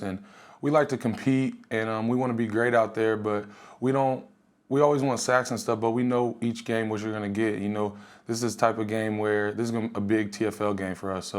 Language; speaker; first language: English; native; English